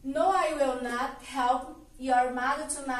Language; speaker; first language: English; non-native, learner; Portuguese